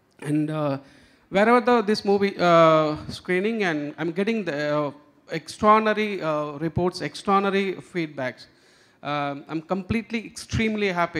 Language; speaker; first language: English; non-native, local second language; Tamil